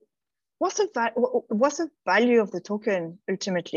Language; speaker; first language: English; non-native, fluent; French